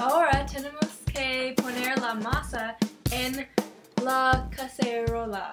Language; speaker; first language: Spanish; non-native, learner; English